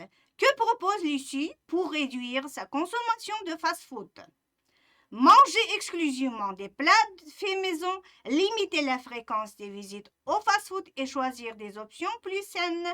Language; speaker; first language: French; non-native, fluent; Uzbek